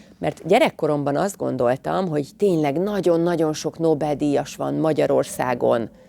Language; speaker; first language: Hungarian; native; Hungarian